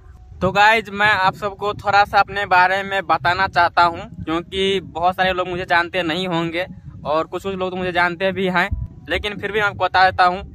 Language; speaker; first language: Hindi; non-native, local second language; Maithili